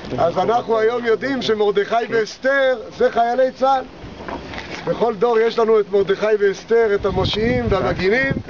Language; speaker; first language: Hebrew; native; Hebrew